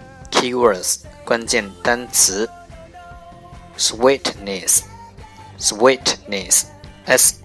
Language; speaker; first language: English; non-native, fluent; Chinese